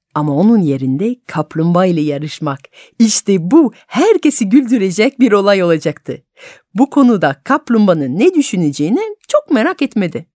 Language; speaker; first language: Turkish; non-native, fluent; French